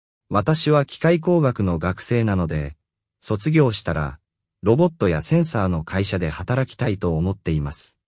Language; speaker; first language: Japanese; non-native, fluent; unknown